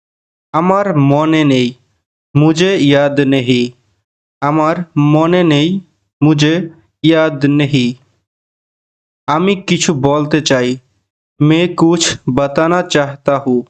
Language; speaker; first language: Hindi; non-native, learner; Bangla